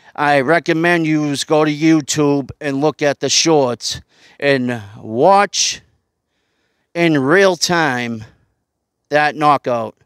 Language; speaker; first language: English; native; English